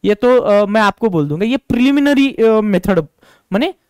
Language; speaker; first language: Hindi; non-native, local second language; Marathi